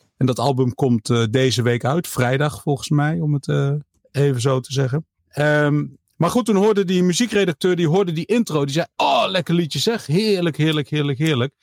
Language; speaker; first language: Dutch; native; Dutch